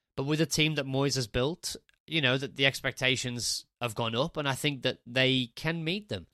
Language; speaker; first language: English; native; English